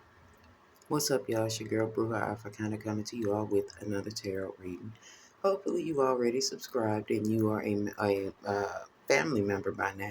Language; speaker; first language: English; native; English